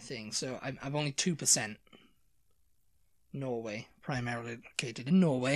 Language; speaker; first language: English; native; English